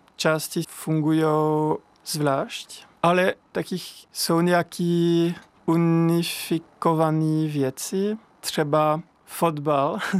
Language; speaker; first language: Czech; non-native, fluent; French